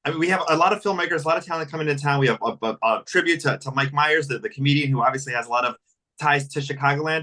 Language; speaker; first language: English; native; English